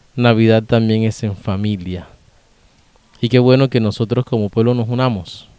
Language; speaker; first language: Spanish; native; Spanish